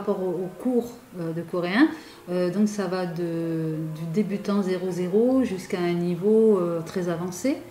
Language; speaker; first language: French; native; French